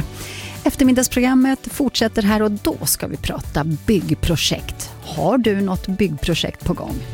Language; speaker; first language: Swedish; native; Swedish